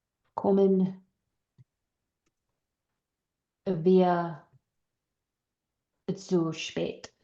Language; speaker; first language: German; non-native, learner; English